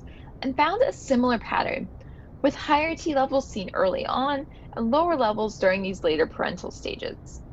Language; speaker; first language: English; native; English